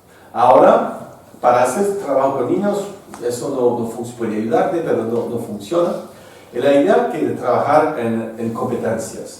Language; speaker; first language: Spanish; non-native, fluent; French